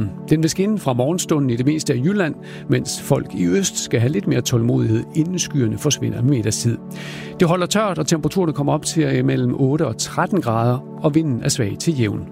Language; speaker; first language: Danish; native; Danish